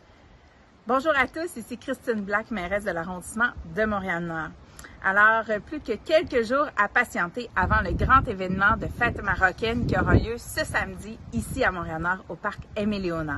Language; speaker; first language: French; native; French